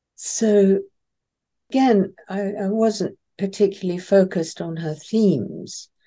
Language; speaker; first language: English; non-native, local second language; Persian